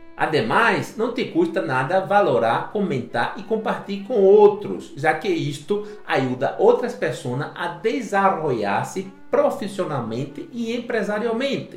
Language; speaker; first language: Portuguese; non-native, learner; Spanish